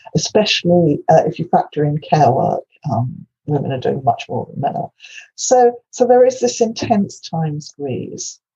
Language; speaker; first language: English; non-native, local second language; Welsh